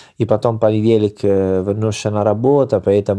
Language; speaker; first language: Russian; non-native, learner; Italian